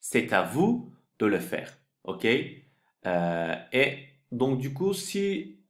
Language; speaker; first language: French; non-native, fluent; Turkish